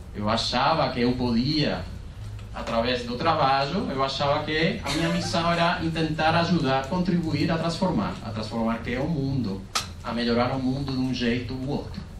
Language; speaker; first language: Portuguese; non-native, fluent; Spanish